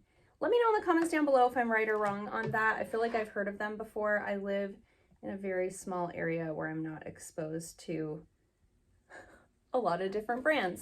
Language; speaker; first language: English; native; English